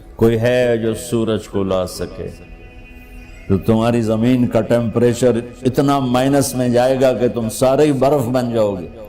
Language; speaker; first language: Urdu; non-native, local second language; Punjabi